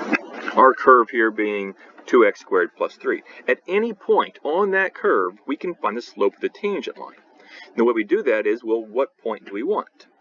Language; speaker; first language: English; native; English